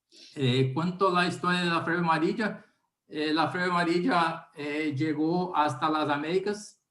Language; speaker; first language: Spanish; non-native, learner; Portuguese